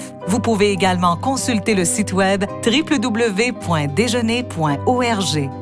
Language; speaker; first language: French; native; French